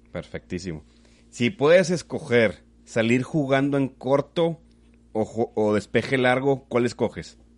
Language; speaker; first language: Spanish; native; Spanish